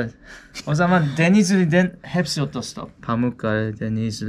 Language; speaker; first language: Turkish; non-native, learner; Japanese